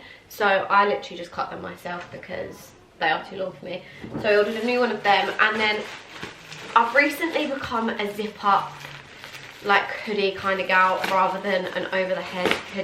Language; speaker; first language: English; native; English